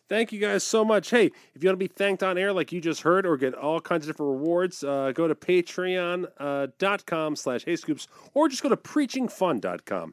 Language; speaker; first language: English; native; English